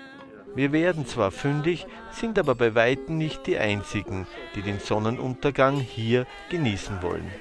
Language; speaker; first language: German; native; German